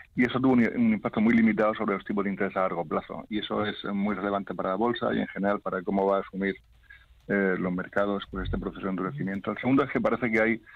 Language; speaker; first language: Spanish; non-native, fluent; Arabic